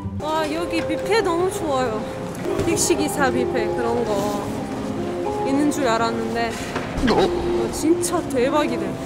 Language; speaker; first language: Korean; non-native, learner; Russian